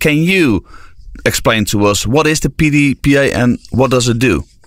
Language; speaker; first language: English; non-native, fluent; Dutch